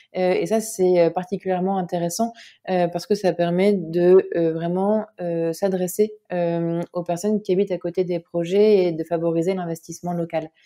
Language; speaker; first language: French; native; French